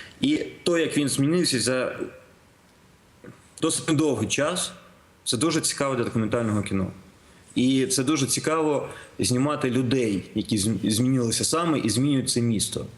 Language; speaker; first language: Ukrainian; non-native, local second language; Russian